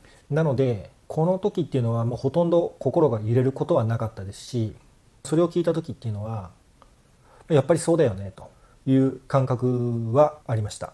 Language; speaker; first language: Japanese; native; Japanese